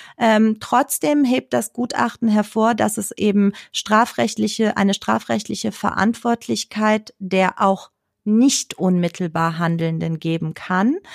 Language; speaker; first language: German; early bilingual, other home language; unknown